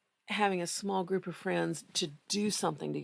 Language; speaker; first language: English; native; English